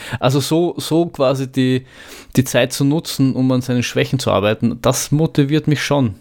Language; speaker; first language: German; native; German